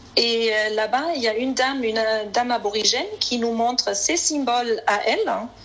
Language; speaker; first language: French; non-native, fluent; German